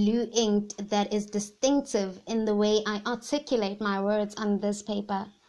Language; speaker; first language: English; non-native, local second language; Zulu